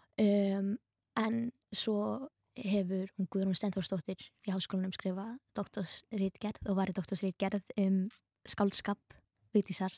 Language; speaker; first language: Icelandic; native; Icelandic